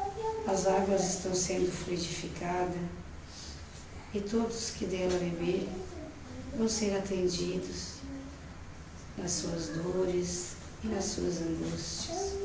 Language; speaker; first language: Portuguese; native; Portuguese